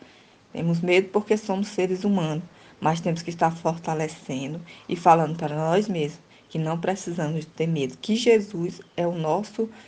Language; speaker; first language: Portuguese; native; Portuguese